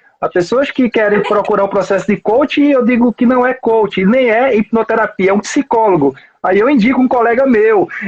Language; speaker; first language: Portuguese; native; Portuguese